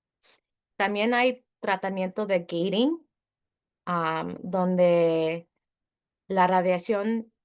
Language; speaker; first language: Spanish; early bilingual, heritage; Spanish